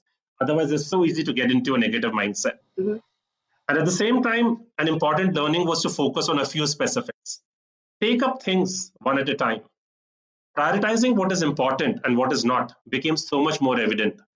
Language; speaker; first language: English; non-native, local second language; Punjabi